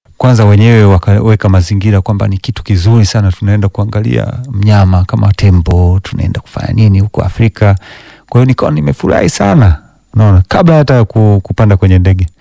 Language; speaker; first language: Swahili; early bilingual, other home language; Danish